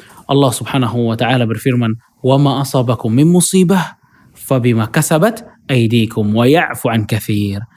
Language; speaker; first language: Indonesian; native; Indonesian